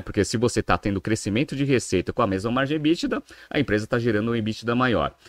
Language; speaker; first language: Portuguese; native; Portuguese